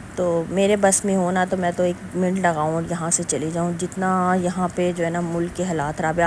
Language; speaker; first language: Urdu; native; Urdu